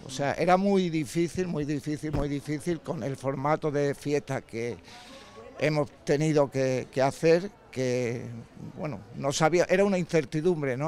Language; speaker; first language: Spanish; native; Spanish